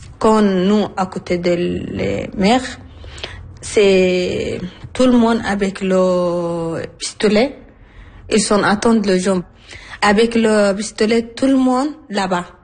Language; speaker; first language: French; non-native, learner; Arabic